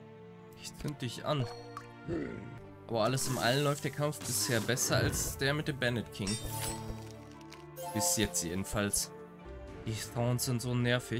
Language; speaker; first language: German; native; German